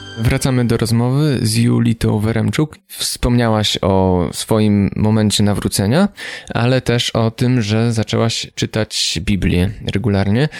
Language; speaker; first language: Polish; native; Polish